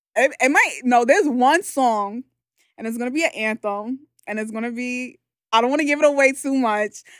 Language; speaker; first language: English; native; English